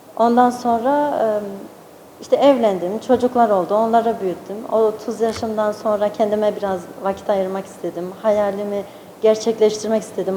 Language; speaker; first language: Turkish; early bilingual, heritage; Turkish